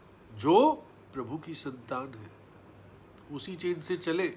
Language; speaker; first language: Hindi; native; Hindi